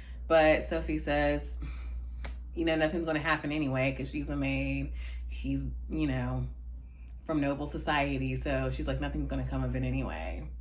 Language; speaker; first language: English; native; English